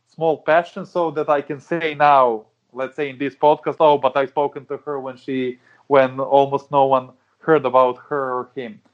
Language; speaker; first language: English; non-native, fluent; Serbian